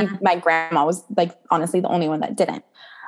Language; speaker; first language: English; native; English